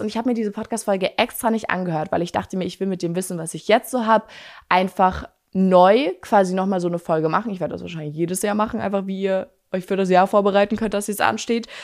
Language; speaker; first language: German; native; German